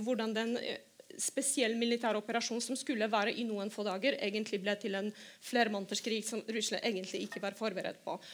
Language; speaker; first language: Norwegian; non-native, fluent; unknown